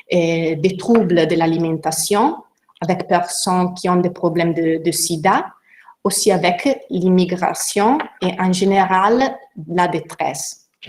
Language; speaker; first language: French; non-native, learner; Italian